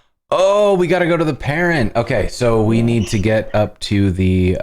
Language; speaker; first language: English; native; English